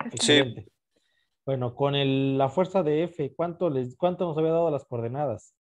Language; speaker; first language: Spanish; native; Spanish